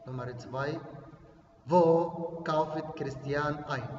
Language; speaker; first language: German; non-native, fluent; Arabic